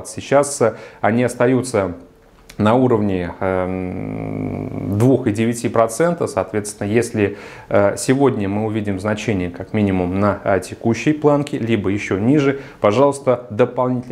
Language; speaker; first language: Russian; native; Russian